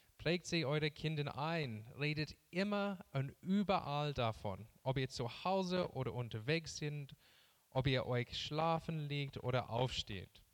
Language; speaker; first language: German; non-native, fluent; English